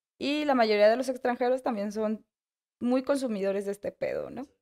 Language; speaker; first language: Spanish; native; Spanish